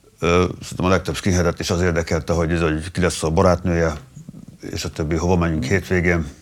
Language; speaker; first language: Hungarian; native; Hungarian